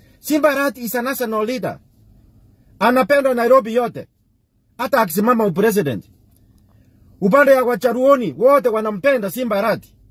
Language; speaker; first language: Swahili; non-native, local second language; Gusii